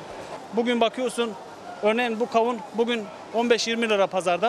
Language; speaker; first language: Turkish; native; Turkish